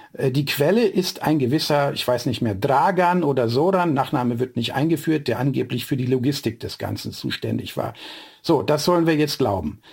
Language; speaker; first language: German; native; German